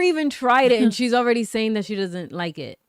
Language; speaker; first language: English; native; English